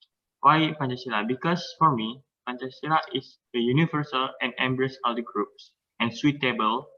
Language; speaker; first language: English; non-native, learner; Indonesian